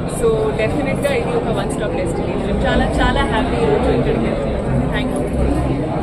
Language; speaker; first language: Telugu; non-native, fluent; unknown